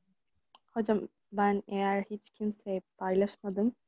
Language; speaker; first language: Turkish; non-native, learner; Arabic